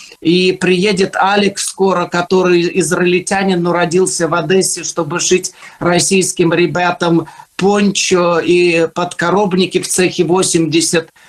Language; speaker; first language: Russian; non-native, fluent; Finnish